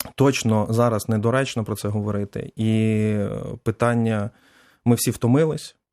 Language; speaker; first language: Ukrainian; native; Ukrainian